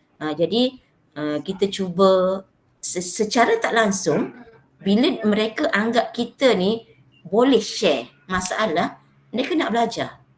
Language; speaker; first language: Malay; native; Malay